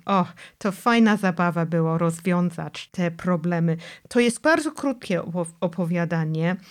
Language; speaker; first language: Polish; non-native, fluent; English